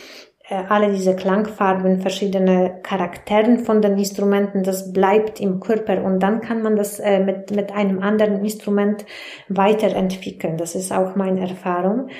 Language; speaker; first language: German; non-native, fluent; Polish